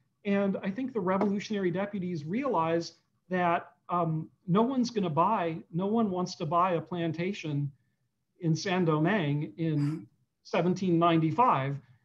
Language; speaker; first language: English; native; English